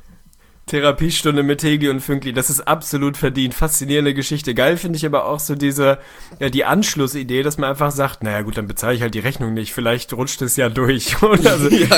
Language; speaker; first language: German; native; German